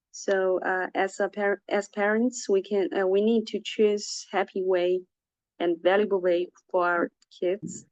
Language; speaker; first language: English; non-native, fluent; Chinese